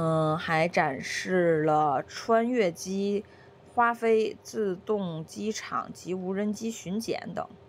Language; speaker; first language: Chinese; native; Chinese